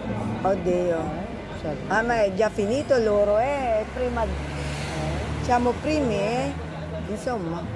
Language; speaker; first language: Italian; non-native, learner; Filipino